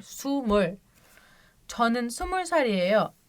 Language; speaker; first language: Korean; non-native, fluent; Turkish